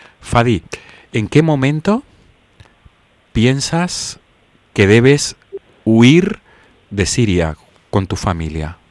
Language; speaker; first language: Spanish; native; Spanish